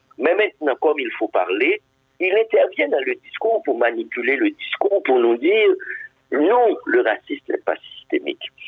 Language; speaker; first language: French; non-native, local second language; Haitian Creole